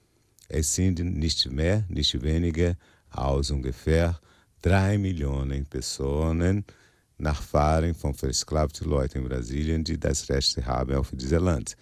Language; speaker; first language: German; non-native, learner; Portuguese